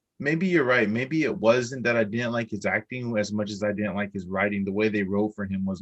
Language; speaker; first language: English; native; English